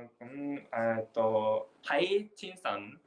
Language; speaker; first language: Cantonese; non-native, learner; Japanese